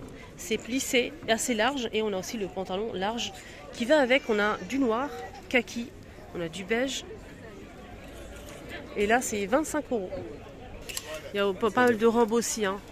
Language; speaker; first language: French; native; French